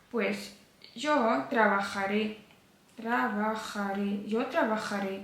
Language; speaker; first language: Spanish; non-native, fluent; Ukrainian